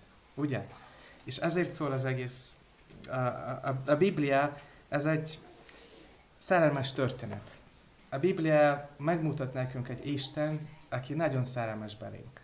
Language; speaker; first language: Hungarian; non-native, learner; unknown